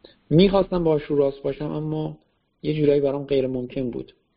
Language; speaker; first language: Persian; native; Persian